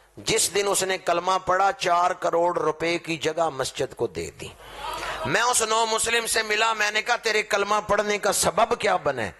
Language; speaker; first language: Urdu; non-native, local second language; Punjabi